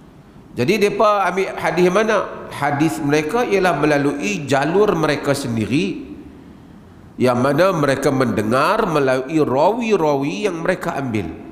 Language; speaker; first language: Malay; native; Malay